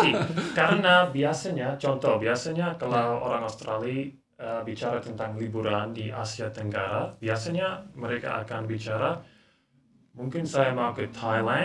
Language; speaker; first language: Indonesian; non-native, learner; English